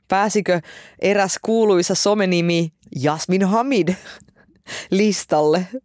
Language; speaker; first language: Finnish; early bilingual, other home language; Russian